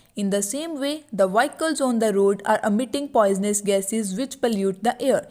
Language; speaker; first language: English; non-native, local second language; Punjabi